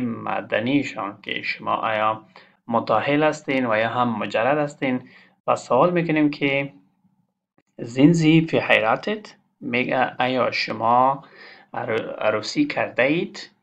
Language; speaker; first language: Persian; non-native, local second language; Pashto